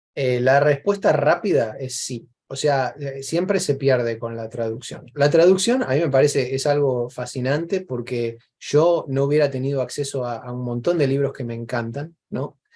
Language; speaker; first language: Spanish; native; Spanish